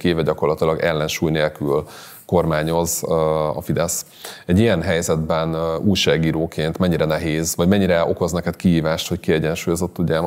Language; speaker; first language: Hungarian; native; Hungarian